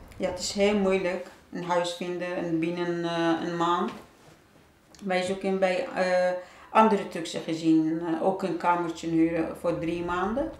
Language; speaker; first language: Dutch; non-native, learner; Turkish